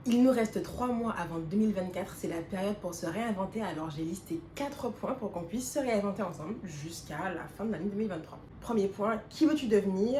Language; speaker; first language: French; native; French